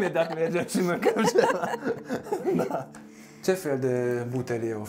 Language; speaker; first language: Romanian; non-native, local second language; Hungarian